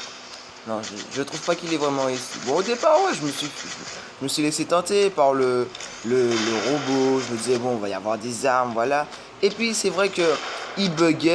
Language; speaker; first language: French; native; French